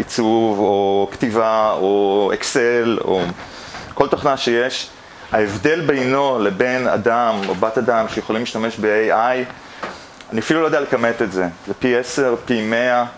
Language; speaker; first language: Hebrew; native; Hebrew